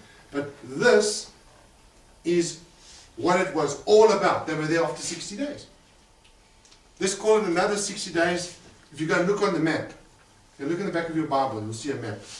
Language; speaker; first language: English; native; English